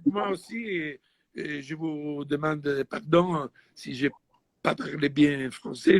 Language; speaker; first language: French; non-native, fluent; Italian